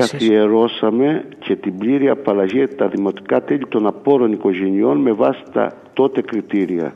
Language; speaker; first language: Greek; native; Greek